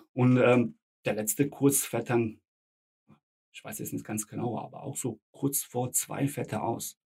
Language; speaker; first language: German; early bilingual, other home language; Bosnian